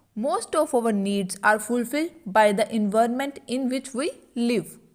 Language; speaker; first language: English; non-native, local second language; Punjabi